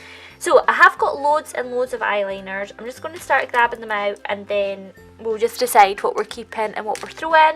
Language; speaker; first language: English; native; English